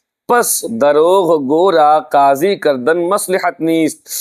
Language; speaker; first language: Persian; non-native, fluent; Urdu